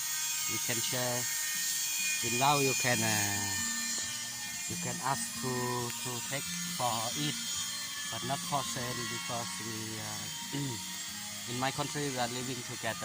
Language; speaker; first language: English; non-native, learner; Lao